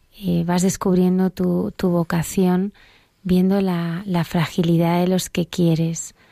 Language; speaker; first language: Spanish; native; Spanish